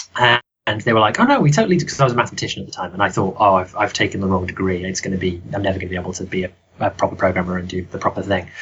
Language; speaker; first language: English; native; English